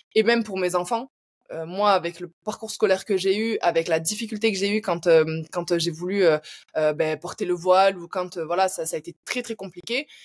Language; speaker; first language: French; native; French